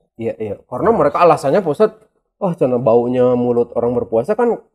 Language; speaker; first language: Indonesian; non-native, local second language; Sundanese